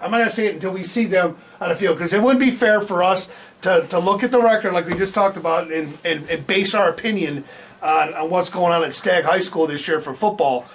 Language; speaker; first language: English; native; English